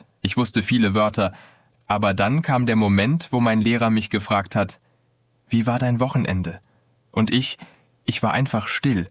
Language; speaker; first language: German; non-native, fluent; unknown